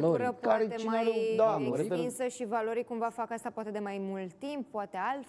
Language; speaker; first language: Romanian; native; Romanian